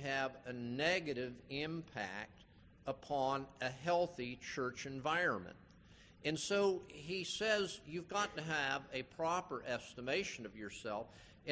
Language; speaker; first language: English; native; English